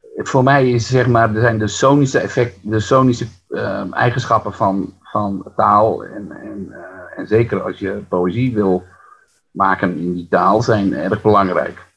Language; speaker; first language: Dutch; non-native, local second language; Western Frisian